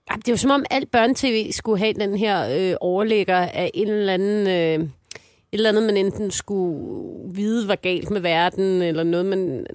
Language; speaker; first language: Danish; native; Danish